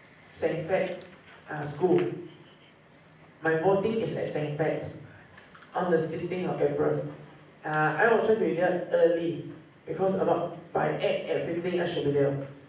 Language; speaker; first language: English; non-native, local second language; Chinese